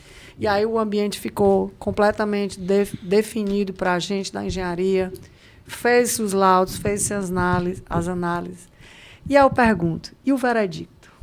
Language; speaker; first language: Portuguese; native; Portuguese